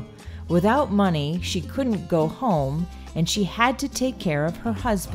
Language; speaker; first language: English; native; English